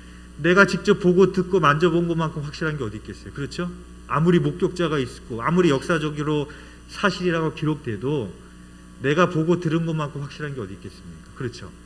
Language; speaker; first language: Korean; native; Korean